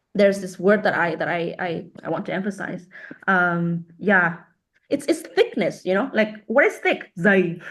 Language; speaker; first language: English; non-native, fluent; Vietnamese